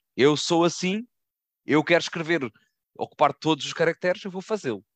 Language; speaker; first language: Portuguese; native; Portuguese